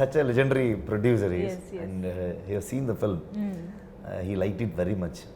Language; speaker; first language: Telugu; non-native, learner; Kannada